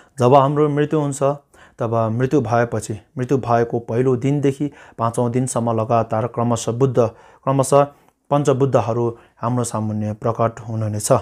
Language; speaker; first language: Nepali; non-native, local second language; Sherpa